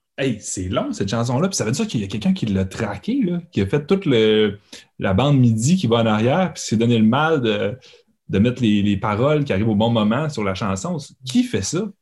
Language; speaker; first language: French; native; French